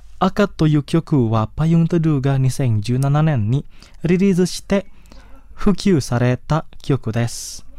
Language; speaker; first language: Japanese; non-native, fluent; Indonesian